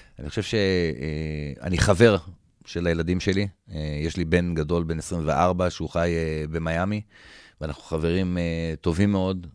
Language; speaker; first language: Hebrew; native; Hebrew